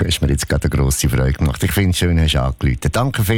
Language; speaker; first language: German; native; German